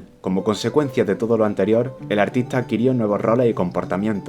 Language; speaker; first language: Spanish; native; Spanish